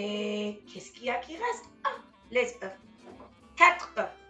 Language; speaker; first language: French; non-native, fluent; English